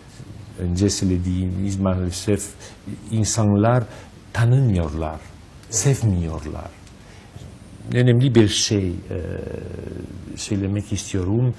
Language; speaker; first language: Turkish; non-native, learner; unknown